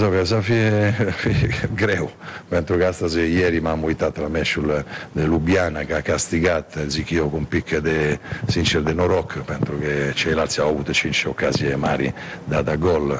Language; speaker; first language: Romanian; non-native, fluent; Italian